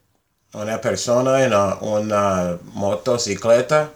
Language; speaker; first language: Spanish; non-native, learner; English